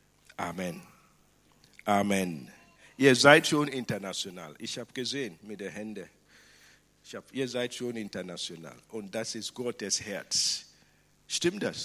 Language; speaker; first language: German; non-native, fluent; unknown